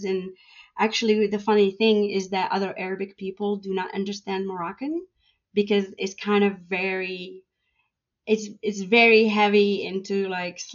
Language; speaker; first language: English; non-native, fluent; Arabic